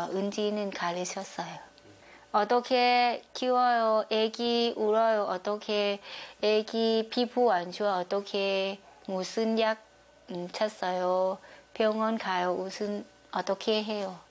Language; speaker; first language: Korean; non-native, learner; Thai